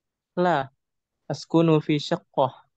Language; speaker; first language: Arabic; non-native, learner; Indonesian